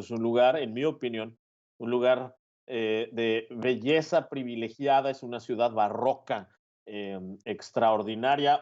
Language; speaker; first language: Spanish; native; Spanish